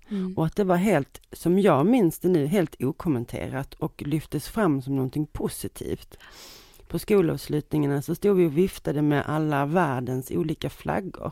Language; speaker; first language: Swedish; native; Swedish